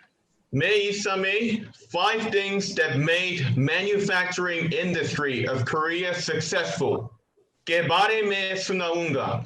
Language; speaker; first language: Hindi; non-native, learner; Korean